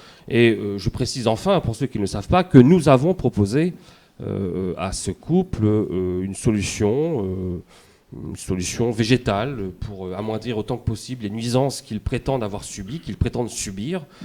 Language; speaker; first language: French; native; French